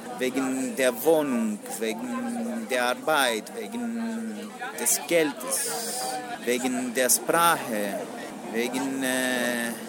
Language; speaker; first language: German; non-native, learner; Greek